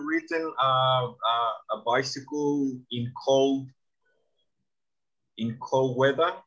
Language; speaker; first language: English; non-native, fluent; Spanish